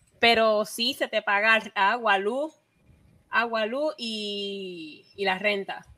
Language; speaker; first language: Spanish; native; Spanish